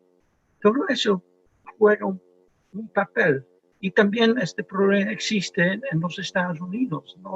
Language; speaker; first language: Spanish; non-native, fluent; Dutch